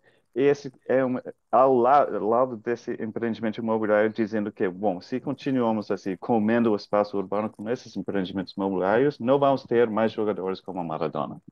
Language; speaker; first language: Portuguese; non-native, fluent; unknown